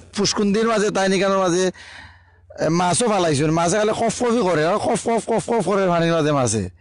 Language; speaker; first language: Bangla; native; Bangla